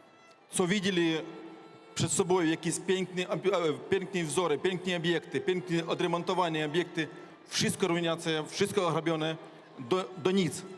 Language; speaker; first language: Polish; non-native, learner; Ukrainian